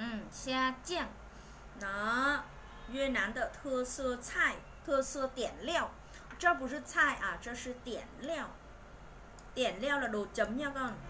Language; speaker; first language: Chinese; non-native, fluent; Vietnamese